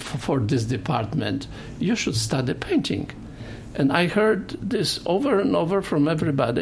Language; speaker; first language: English; non-native, fluent; Polish